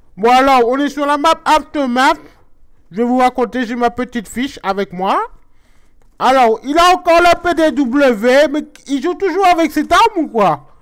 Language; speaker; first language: French; native; French